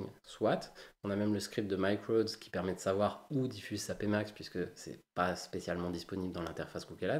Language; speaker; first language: French; native; French